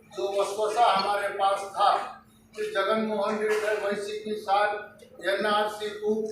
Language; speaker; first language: Hindi; non-native, local second language; Urdu